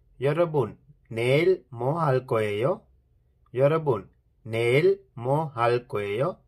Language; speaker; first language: Korean; non-native, fluent; Sinhala